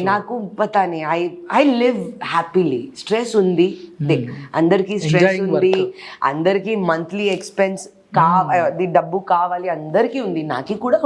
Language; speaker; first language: Telugu; non-native, learner; Hindi